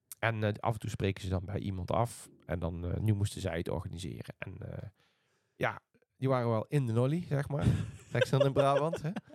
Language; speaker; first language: Dutch; native; Dutch